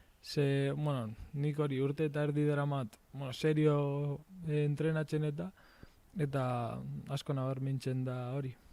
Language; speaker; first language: Basque; non-native, local second language; Spanish